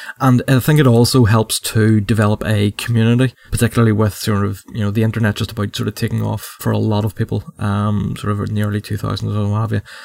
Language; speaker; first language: English; native; English